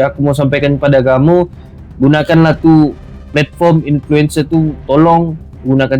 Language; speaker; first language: Malay; native; Malay